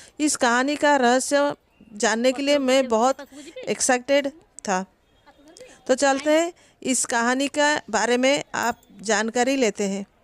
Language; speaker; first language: Hindi; non-native, local second language; Odia